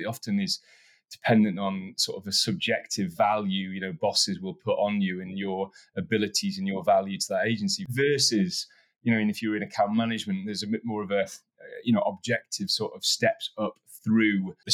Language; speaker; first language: English; native; English